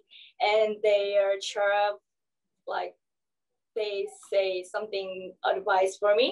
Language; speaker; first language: English; non-native, learner; Korean